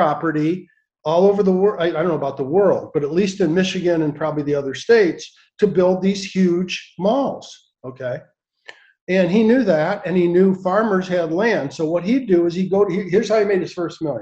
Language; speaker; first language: English; native; English